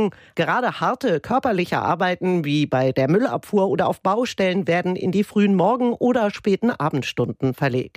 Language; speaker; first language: German; native; German